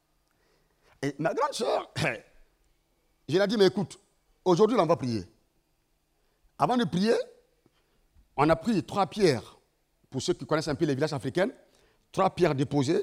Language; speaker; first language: French; non-native, local second language; Mossi